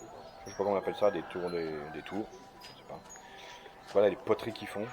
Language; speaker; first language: French; native; French